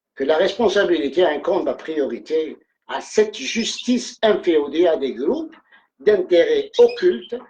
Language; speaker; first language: French; non-native, local second language; Arabic